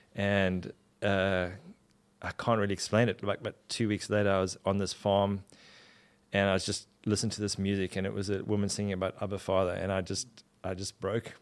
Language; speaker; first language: English; native; English